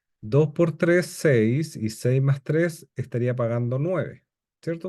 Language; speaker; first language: Spanish; native; Spanish